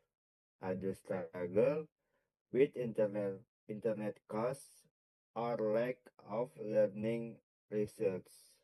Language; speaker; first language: English; non-native, learner; Indonesian